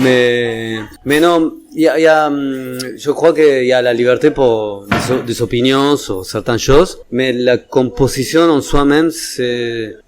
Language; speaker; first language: French; non-native, fluent; Spanish